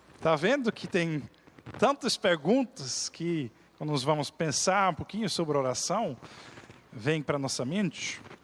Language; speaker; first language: Portuguese; non-native, fluent; Dutch